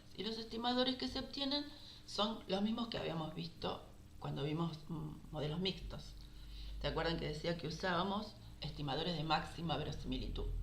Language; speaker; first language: Spanish; native; Spanish